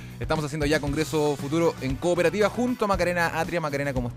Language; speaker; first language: Spanish; native; Spanish